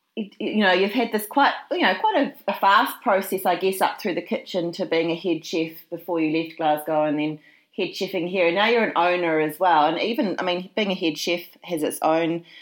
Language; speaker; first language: English; native; English